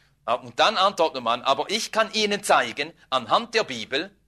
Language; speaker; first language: German; native; German